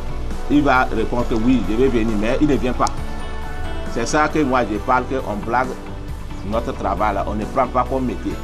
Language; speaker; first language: French; non-native, local second language; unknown